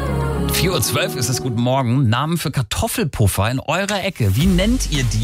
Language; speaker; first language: German; native; German